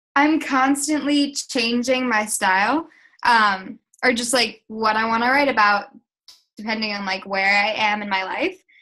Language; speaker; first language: English; native; English